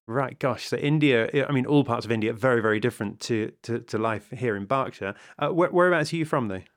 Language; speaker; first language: English; native; English